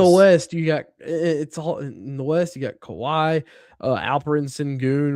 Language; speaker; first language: English; native; English